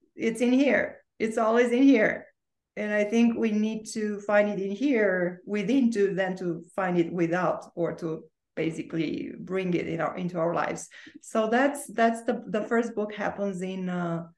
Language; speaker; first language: English; non-native, fluent; Romanian